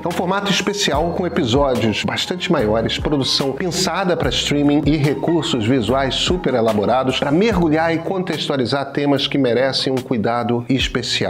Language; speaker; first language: Portuguese; native; Portuguese